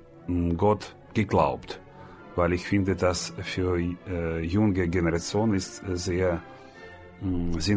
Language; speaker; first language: German; non-native, learner; Russian